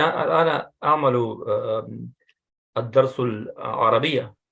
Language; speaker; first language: Arabic; non-native, learner; English